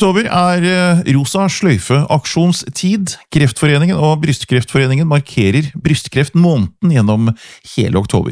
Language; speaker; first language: Norwegian; native; Norwegian